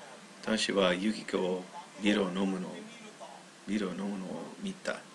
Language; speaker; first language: Japanese; non-native, learner; English